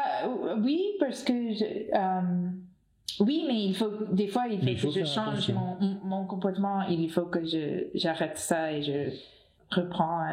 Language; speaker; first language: French; non-native, learner; English